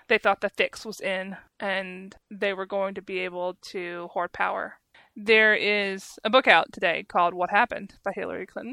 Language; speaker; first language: English; native; English